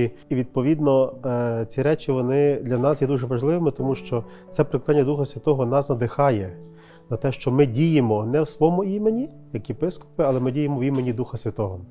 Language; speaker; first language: Ukrainian; native; Ukrainian